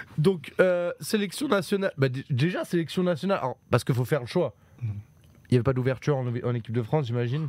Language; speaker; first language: French; native; French